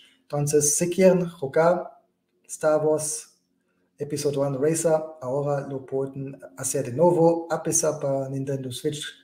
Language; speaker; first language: Spanish; non-native, fluent; German